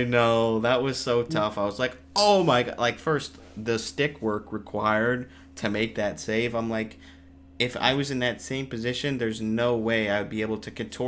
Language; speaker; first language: English; native; English